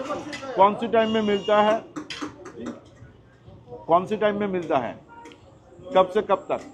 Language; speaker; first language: Hindi; non-native, learner; Bangla